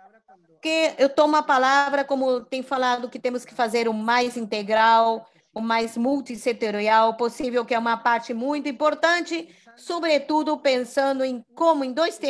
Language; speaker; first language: Spanish; non-native, fluent; Portuguese